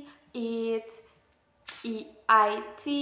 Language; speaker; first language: English; non-native, learner; Indonesian